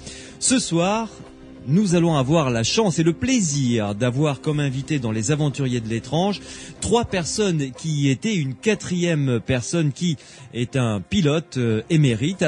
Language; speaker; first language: French; native; French